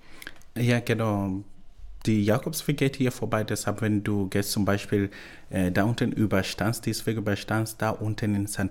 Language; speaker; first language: German; non-native, learner; Swahili